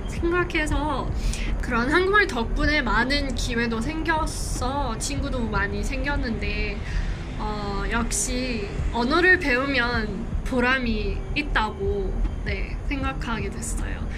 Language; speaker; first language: Korean; non-native, fluent; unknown